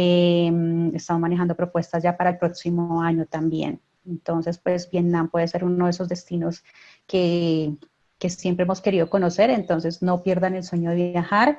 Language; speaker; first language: Spanish; native; Spanish